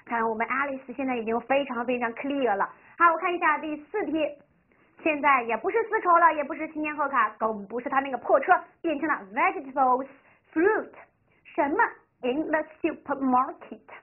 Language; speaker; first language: Chinese; native; Chinese